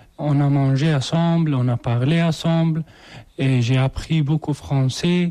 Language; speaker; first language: French; non-native, learner; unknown